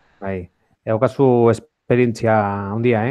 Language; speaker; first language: Basque; non-native, local second language; Spanish